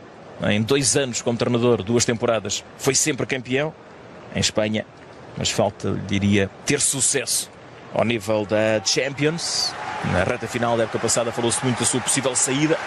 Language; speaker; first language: Portuguese; native; Portuguese